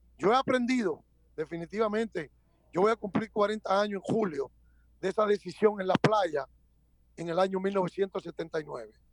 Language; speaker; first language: Spanish; native; Spanish